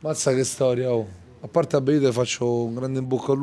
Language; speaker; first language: Italian; native; Italian